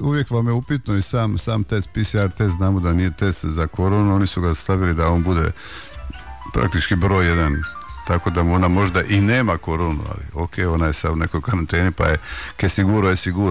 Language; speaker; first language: Croatian; native; Croatian